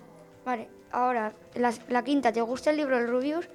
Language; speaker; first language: Spanish; native; Spanish